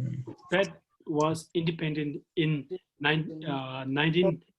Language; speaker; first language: English; non-native, learner; Tibetan